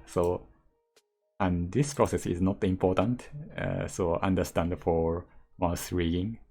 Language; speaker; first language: English; non-native, learner; Japanese